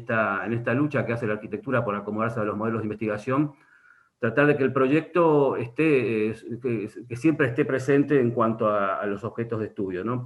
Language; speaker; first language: Spanish; native; Spanish